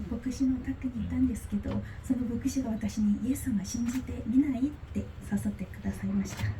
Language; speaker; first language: Japanese; non-native, fluent; Korean